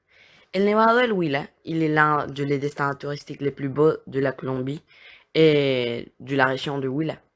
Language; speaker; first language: French; non-native, learner; Spanish